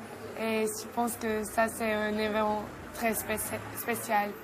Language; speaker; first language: French; non-native, learner; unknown